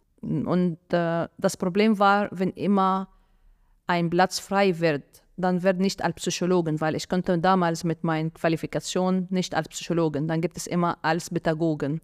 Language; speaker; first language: German; non-native, fluent; Arabic